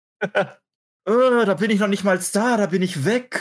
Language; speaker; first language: German; native; German